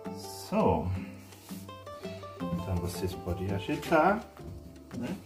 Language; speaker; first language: Portuguese; non-native, learner; German